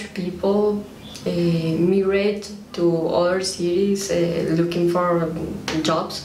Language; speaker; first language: English; non-native, learner; Spanish